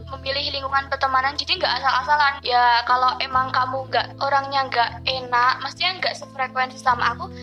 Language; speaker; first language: Indonesian; non-native, local second language; Javanese